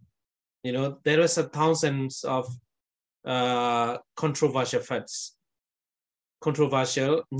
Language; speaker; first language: English; non-native, fluent; Burmese